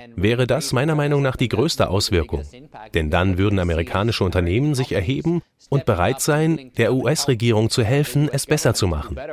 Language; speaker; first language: German; non-native, fluent; French